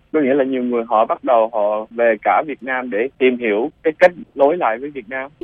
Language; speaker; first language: Vietnamese; early bilingual, other home language; English